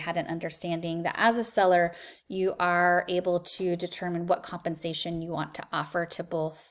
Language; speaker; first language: English; native; English